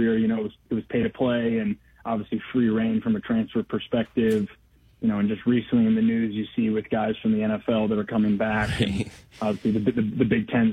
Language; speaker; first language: English; native; English